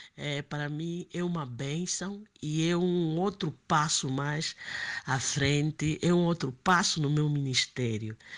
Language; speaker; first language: Portuguese; native; Portuguese